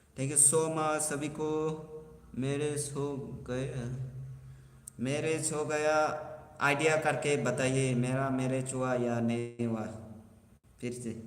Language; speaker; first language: Hindi; non-native, local second language; Bodo